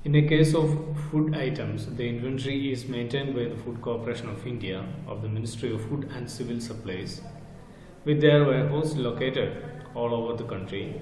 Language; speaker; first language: English; non-native, local second language; Malayalam